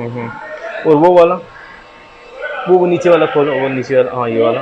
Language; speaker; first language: Hindi; native; Hindi